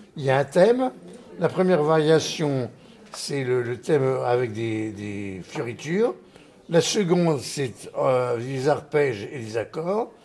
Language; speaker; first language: French; native; French